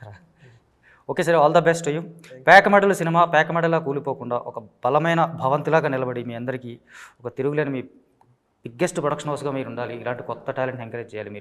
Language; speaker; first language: Telugu; native; Telugu